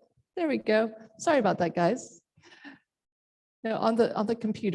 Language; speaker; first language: English; native; English